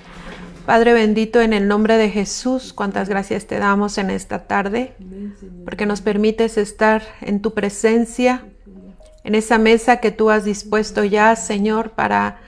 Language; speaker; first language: Spanish; native; Spanish